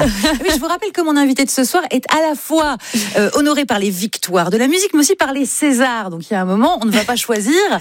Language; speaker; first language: French; native; French